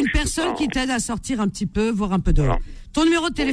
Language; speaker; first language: French; native; French